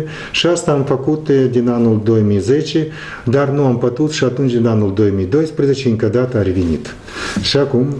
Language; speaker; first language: Romanian; non-native, local second language; Russian